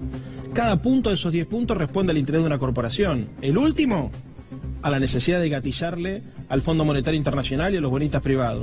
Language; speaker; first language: Spanish; native; Spanish